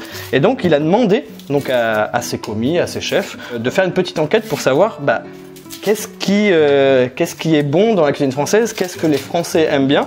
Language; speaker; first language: French; native; French